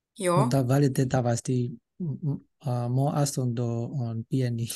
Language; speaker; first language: Finnish; non-native, learner; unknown